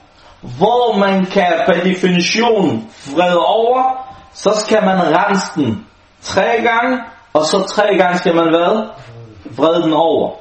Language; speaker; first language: Danish; non-native, local second language; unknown